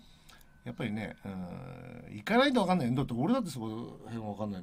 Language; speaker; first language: Japanese; native; Japanese